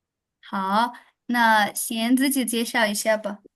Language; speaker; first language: Chinese; non-native, fluent; Urdu